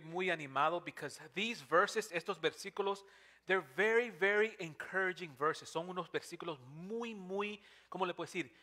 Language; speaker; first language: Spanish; non-native, fluent; English